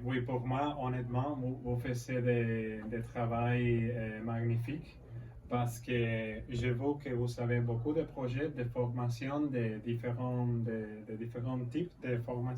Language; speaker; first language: French; non-native, learner; Spanish